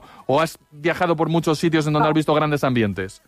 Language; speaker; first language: Spanish; native; Spanish